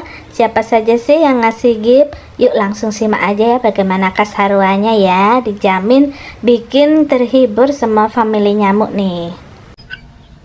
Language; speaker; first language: Indonesian; native; Indonesian